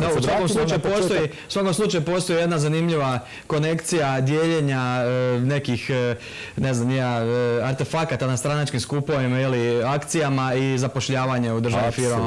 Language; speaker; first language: Croatian; native; Croatian